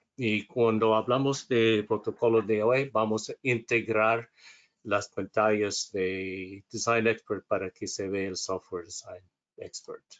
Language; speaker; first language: Spanish; non-native, learner; English